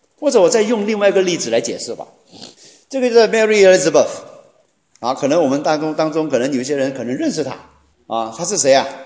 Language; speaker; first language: Chinese; native; Chinese